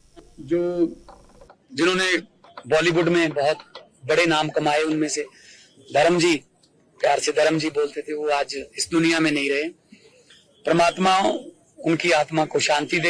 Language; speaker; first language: Hindi; non-native, local second language; Punjabi